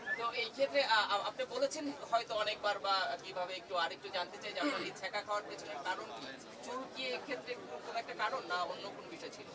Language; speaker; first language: Bangla; native; Bangla